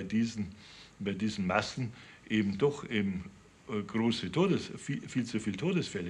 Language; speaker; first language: German; native; German